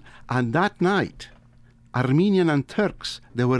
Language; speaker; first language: English; non-native, fluent; Italian